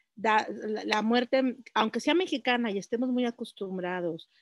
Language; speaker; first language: Spanish; native; Spanish